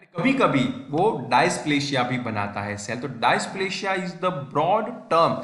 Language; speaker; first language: Hindi; non-native, local second language; Gujarati